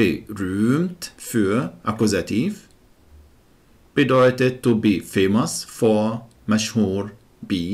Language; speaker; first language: German; non-native, fluent; Arabic